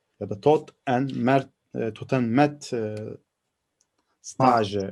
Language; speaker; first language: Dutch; non-native, fluent; Turkish